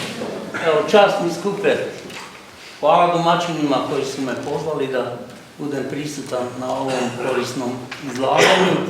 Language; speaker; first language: Croatian; native; Croatian